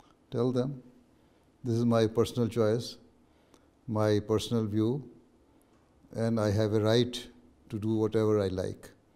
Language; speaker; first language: English; non-native, local second language; Urdu